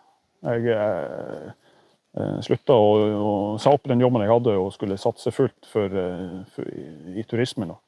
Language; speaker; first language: Norwegian; native; Norwegian